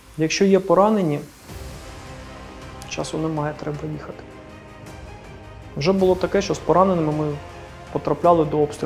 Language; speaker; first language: Ukrainian; non-native, local second language; Russian